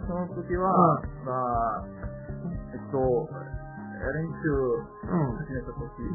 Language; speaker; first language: Japanese; non-native, learner; Italian